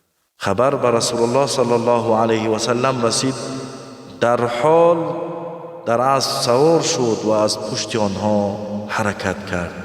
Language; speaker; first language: Persian; native; Persian